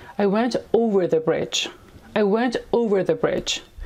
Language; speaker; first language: English; non-native, fluent; Persian